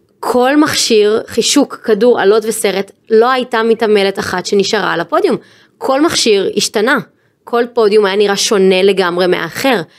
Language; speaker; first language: Hebrew; native; Hebrew